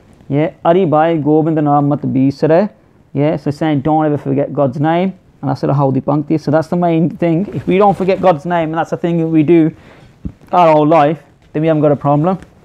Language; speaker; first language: English; native; English